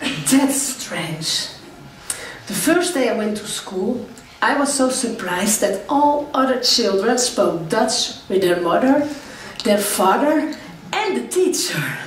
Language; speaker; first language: English; non-native, fluent; Dutch